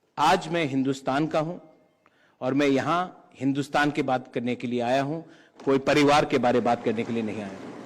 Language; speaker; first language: Hindi; non-native, local second language; Kok Borok